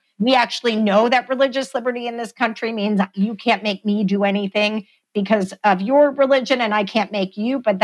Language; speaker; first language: English; native; English